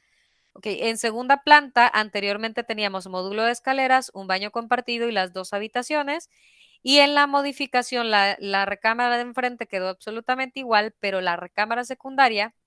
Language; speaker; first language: Spanish; native; Spanish